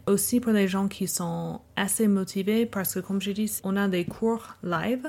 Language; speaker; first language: French; non-native, fluent; English